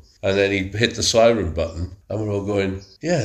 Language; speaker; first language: English; native; English